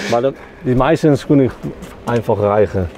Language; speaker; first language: German; non-native, learner; Dutch